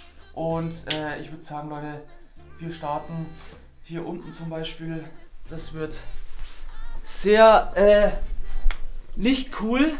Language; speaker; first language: German; native; German